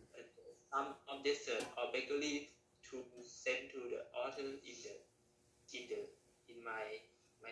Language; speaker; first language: English; non-native, learner; Thai